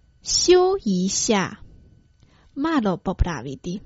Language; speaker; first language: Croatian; non-native, fluent; Chinese